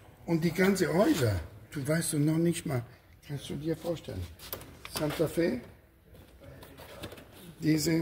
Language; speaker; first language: German; non-native, learner; Italian